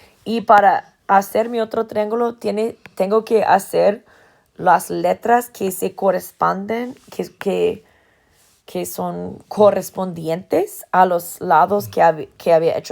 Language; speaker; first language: Spanish; non-native, fluent; English